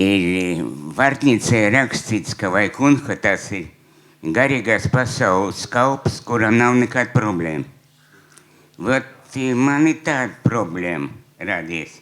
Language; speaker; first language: Latvian; non-native, local second language; Russian